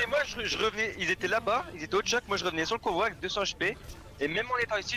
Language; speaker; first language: French; native; French